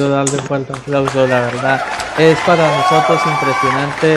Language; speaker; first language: Spanish; native; Spanish